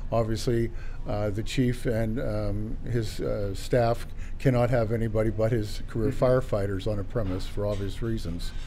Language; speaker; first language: English; native; English